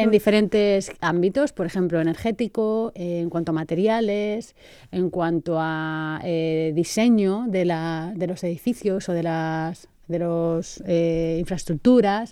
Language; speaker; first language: Spanish; native; Spanish